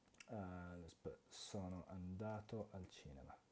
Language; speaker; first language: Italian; non-native, fluent; English